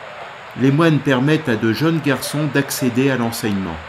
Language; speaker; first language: French; native; French